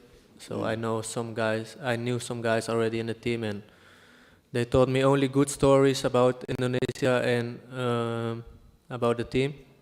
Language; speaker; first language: English; non-native, fluent; Dutch